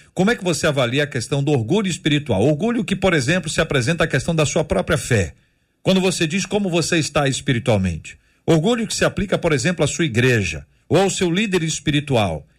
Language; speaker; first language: Portuguese; native; Portuguese